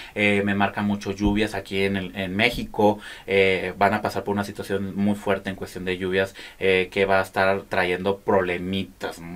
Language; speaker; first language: Spanish; native; Spanish